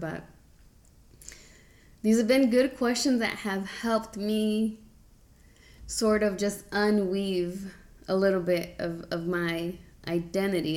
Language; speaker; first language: English; native; English